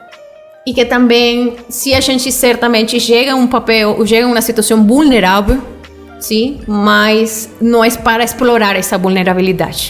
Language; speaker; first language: Portuguese; non-native, fluent; Spanish